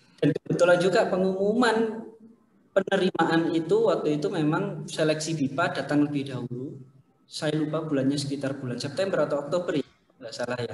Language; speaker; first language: Indonesian; native; Indonesian